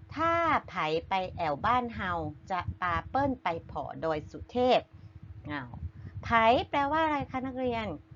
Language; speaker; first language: Thai; native; Thai